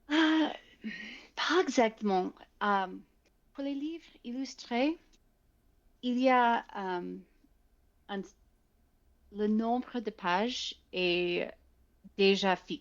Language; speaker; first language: French; non-native, fluent; English